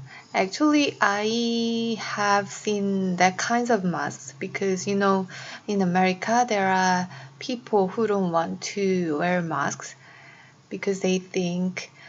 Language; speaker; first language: English; non-native, fluent; Korean